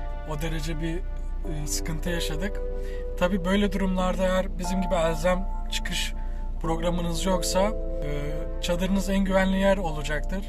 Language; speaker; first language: Turkish; native; Turkish